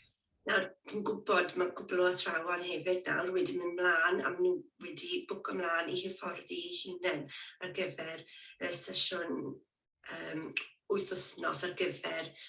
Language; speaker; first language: Welsh; native; Welsh